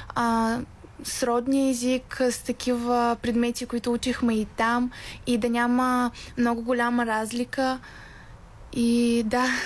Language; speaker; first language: Bulgarian; early bilingual, heritage; Bulgarian